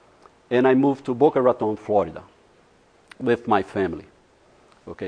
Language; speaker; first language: English; non-native, fluent; Portuguese